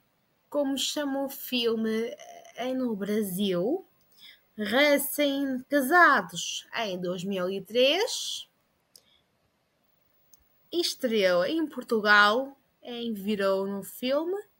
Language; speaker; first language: Portuguese; non-native, learner; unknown